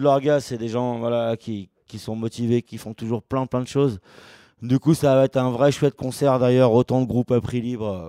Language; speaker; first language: French; native; French